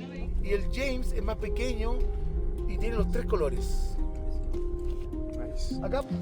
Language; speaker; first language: Spanish; native; Spanish